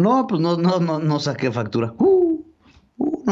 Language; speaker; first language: Spanish; native; Spanish